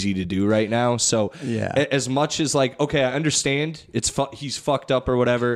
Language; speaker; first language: English; native; English